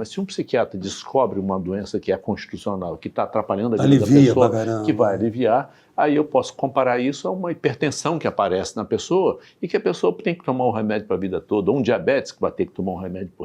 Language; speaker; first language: Portuguese; native; Portuguese